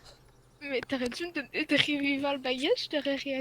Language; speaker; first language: French; native; French